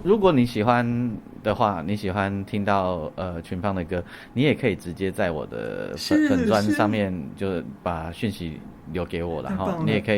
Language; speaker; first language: Chinese; native; Chinese